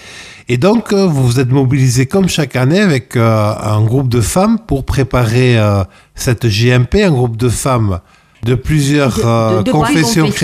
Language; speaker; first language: French; native; French